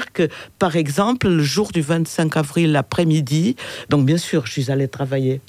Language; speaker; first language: French; non-native, fluent; Portuguese